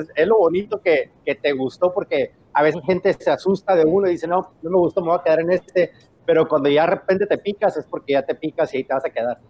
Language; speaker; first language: Spanish; early bilingual, heritage; Spanish